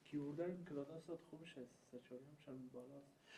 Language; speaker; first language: Persian; native; Persian